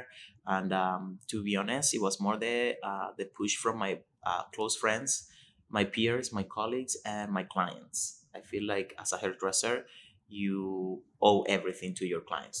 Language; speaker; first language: English; non-native, fluent; Spanish